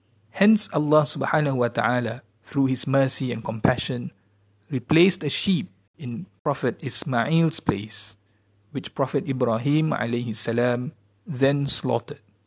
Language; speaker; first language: English; non-native, local second language; Malay